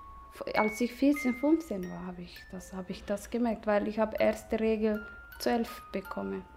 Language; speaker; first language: German; non-native, learner; Somali